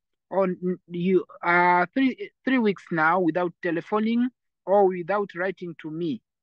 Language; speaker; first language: English; non-native, fluent; Rundi